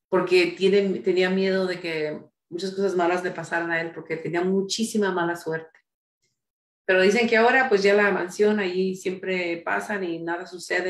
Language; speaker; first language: Spanish; early bilingual, heritage; Spanish